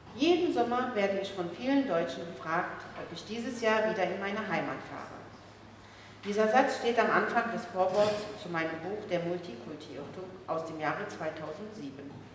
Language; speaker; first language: German; early bilingual, other home language; Turkish